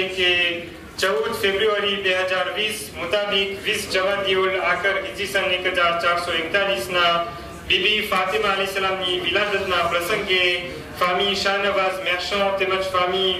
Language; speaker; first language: Gujarati; early bilingual, heritage; Gujarati